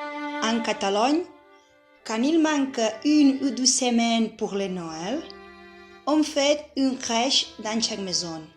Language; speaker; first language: French; non-native, fluent; Catalan